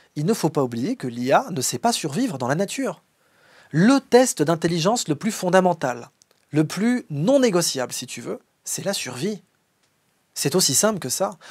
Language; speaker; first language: French; native; French